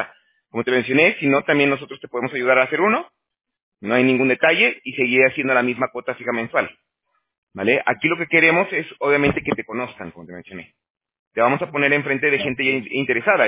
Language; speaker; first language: Spanish; native; Spanish